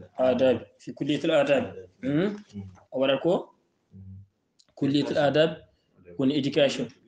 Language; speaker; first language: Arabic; non-native, fluent; Fula